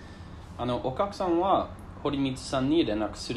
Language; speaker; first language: Japanese; non-native, learner; English